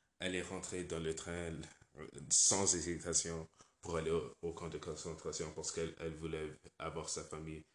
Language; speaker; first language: French; non-native, learner; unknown